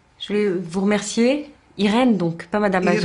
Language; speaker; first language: French; native; French